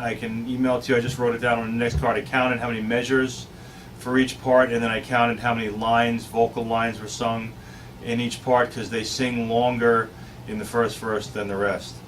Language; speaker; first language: English; native; English